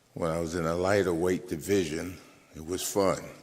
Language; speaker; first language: English; native; English